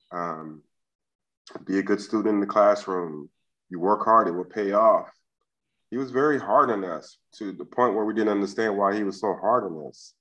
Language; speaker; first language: English; native; English